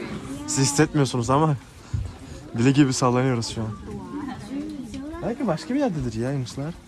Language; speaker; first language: Turkish; native; Turkish